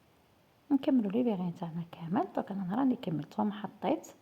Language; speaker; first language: Arabic; native; Arabic